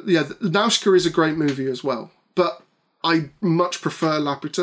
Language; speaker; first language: English; native; English